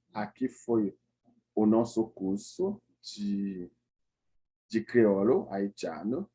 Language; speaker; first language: Portuguese; non-native, fluent; Haitian Creole